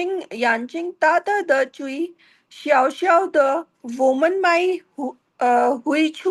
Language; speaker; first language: Chinese; non-native, learner; Hindi